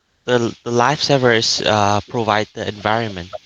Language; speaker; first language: English; non-native, learner; Vietnamese